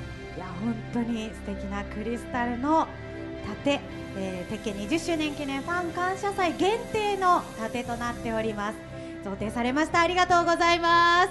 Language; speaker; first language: Japanese; native; Japanese